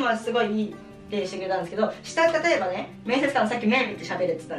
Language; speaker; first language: Japanese; native; Japanese